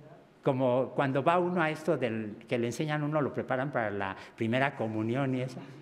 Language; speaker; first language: Spanish; native; Spanish